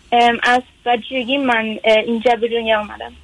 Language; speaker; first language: Persian; early bilingual, heritage; Persian